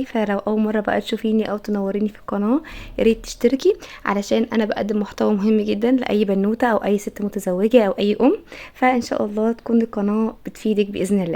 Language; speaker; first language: Arabic; native; Arabic